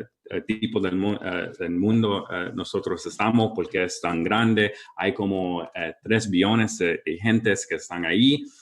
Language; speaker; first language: Spanish; early bilingual, heritage; English